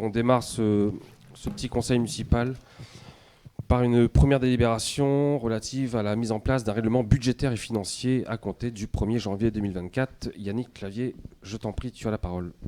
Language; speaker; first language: French; native; French